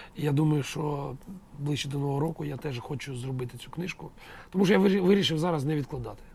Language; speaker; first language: Ukrainian; native; Ukrainian